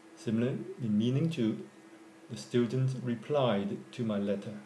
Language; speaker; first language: English; non-native, local second language; Cantonese